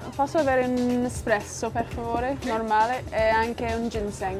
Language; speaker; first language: Italian; non-native, learner; English